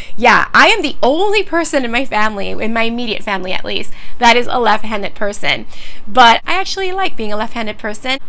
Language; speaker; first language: English; early bilingual, other home language; Spanish